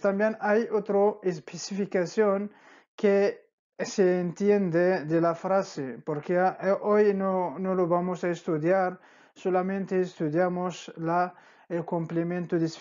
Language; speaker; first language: Spanish; non-native, fluent; Arabic